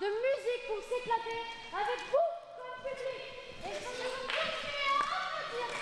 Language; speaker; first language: French; native; French